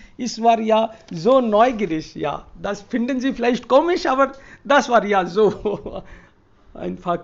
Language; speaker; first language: German; non-native, fluent; Hindi